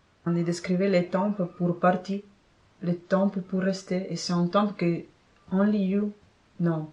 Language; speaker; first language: French; non-native, fluent; Italian